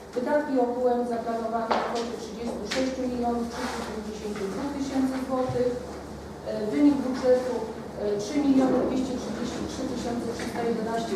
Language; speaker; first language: Polish; native; Polish